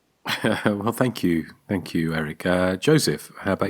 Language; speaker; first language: English; native; English